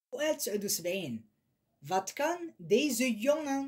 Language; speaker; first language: Dutch; non-native, learner; Arabic